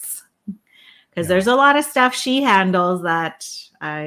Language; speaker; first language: English; non-native, local second language; Filipino